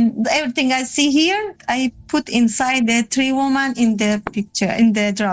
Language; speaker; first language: English; non-native, learner; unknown